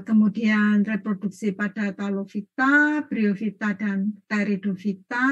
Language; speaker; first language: Indonesian; native; Indonesian